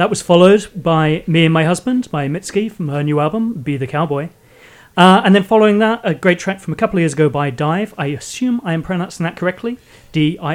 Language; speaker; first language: English; native; English